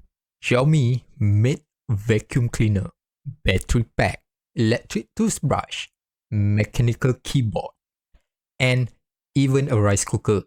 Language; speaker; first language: English; non-native, fluent; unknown